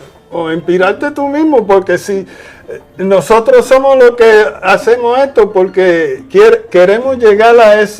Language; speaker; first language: Spanish; early bilingual, heritage; Spanish